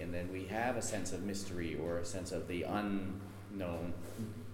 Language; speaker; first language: English; native; English